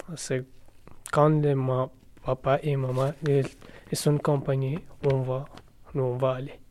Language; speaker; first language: French; non-native, learner; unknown